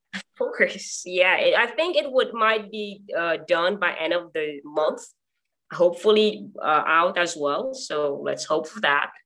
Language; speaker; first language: English; non-native, fluent; Morisyen